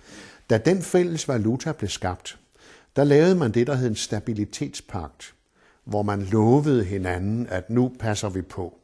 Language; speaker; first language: Danish; native; Danish